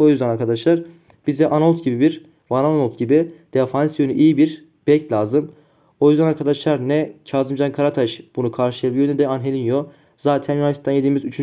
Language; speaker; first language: Turkish; native; Turkish